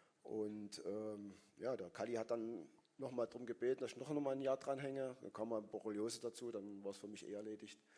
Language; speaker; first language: German; native; German